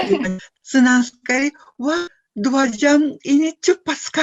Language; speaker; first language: Indonesian; non-native, fluent; Japanese